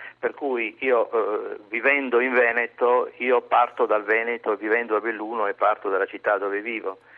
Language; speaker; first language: Italian; native; Italian